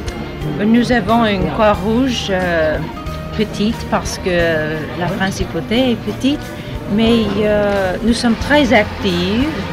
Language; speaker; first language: French; non-native, fluent; English